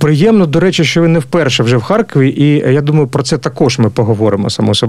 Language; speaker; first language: Ukrainian; native; Ukrainian